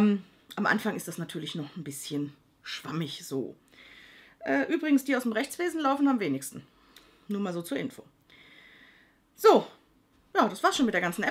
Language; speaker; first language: German; native; German